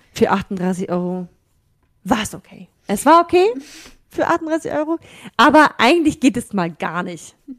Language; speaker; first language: German; early bilingual, other home language; Russian